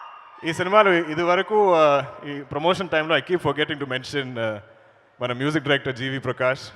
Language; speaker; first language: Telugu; non-native, learner; Malayalam